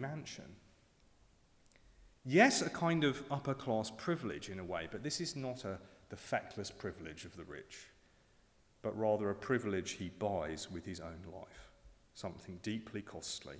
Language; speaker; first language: English; native; English